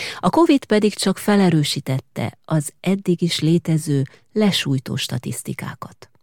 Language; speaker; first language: Hungarian; native; Hungarian